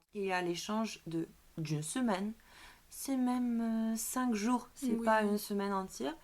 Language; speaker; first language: French; non-native, fluent; Bulgarian